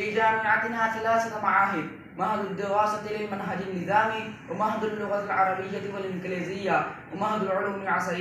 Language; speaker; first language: Arabic; non-native, learner; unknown